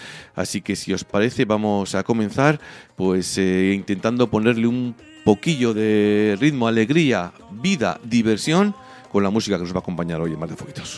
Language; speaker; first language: Spanish; native; Spanish